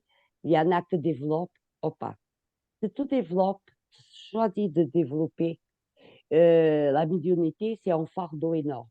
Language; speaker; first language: French; non-native, fluent; Portuguese